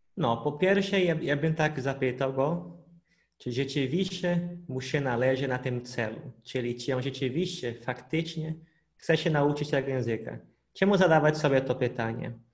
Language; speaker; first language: Polish; non-native, fluent; Portuguese